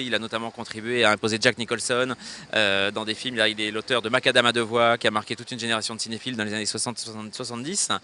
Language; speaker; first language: French; native; French